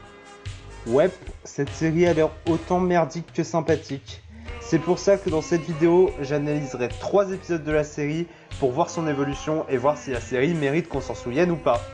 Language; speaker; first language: French; native; French